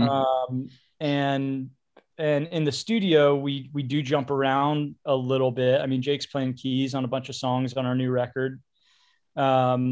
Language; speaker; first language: English; native; English